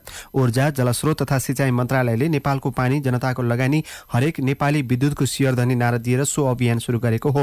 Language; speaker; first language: Nepali; native; Nepali